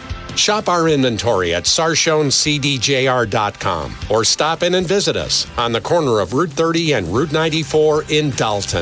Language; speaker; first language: English; native; English